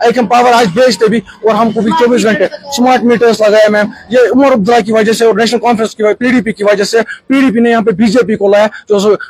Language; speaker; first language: Hindi; non-native, local second language; Kashmiri